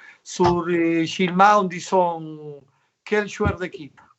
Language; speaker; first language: French; non-native, fluent; Spanish